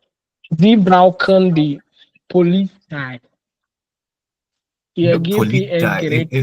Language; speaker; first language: German; non-native, learner; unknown